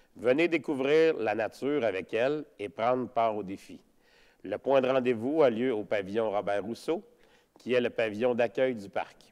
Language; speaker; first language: French; native; French